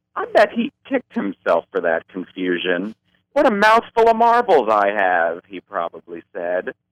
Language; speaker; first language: English; native; English